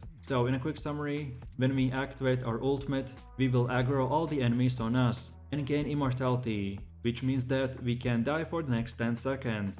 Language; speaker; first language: English; non-native, fluent; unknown